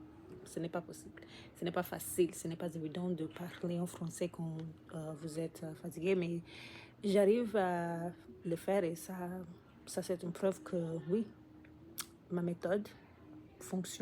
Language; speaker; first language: French; non-native, learner; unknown